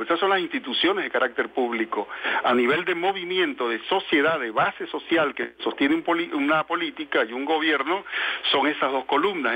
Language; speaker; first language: Spanish; native; Spanish